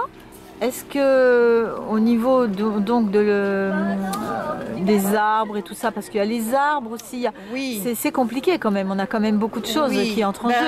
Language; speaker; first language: French; native; French